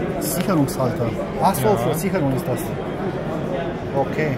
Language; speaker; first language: German; non-native, learner; Romanian